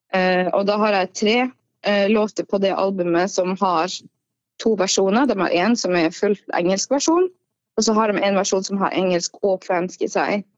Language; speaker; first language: Norwegian; native; Norwegian